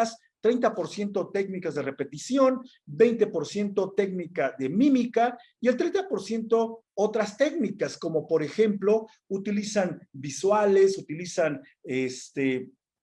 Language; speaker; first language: Spanish; native; Spanish